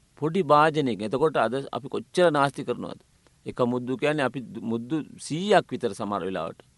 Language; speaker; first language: Sinhala; non-native, local second language; Tamil